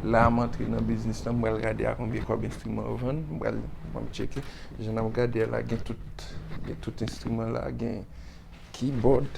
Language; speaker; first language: French; non-native, learner; Haitian Creole